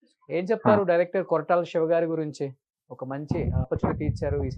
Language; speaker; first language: Telugu; native; Telugu